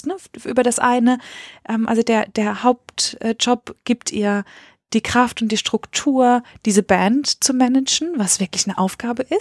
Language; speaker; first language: German; native; German